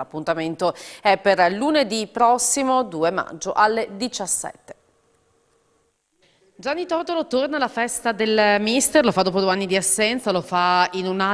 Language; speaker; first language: Italian; native; Italian